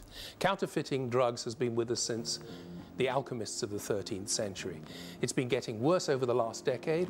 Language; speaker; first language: English; native; English